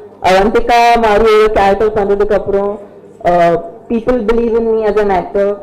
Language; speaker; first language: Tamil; non-native, learner; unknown